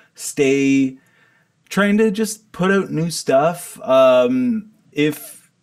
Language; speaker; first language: English; native; English